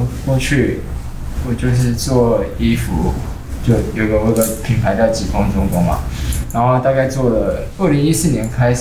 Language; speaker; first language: Chinese; native; Chinese